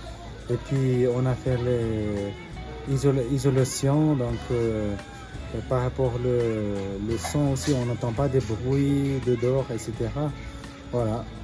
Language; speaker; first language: French; non-native, fluent; Nepali